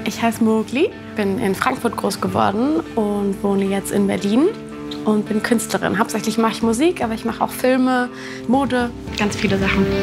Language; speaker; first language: German; native; German